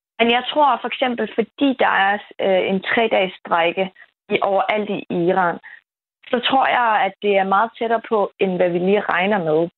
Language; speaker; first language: Danish; early bilingual, other home language; Kurdish